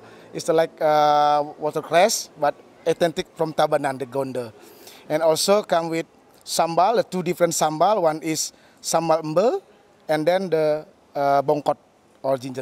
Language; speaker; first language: English; non-native, learner; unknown